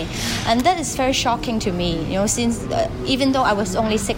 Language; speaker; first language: English; non-native, local second language; Cantonese